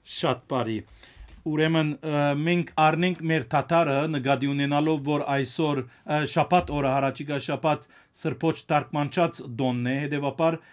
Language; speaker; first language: Armenian; native; Armenian